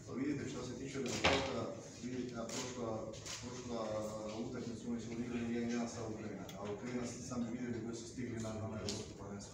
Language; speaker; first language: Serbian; non-native, learner; Bulgarian